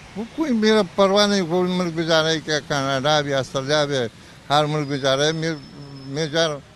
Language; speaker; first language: Hindi; non-native, learner; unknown